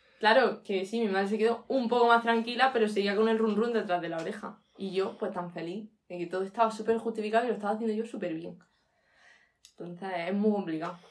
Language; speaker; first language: Spanish; native; Spanish